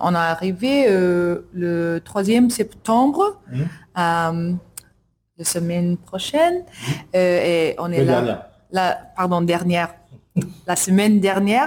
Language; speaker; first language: French; non-native, learner; English